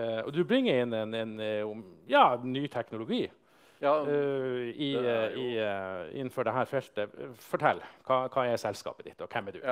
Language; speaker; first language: Norwegian; native; Norwegian